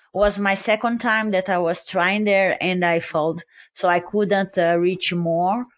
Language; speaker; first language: English; non-native, learner; Portuguese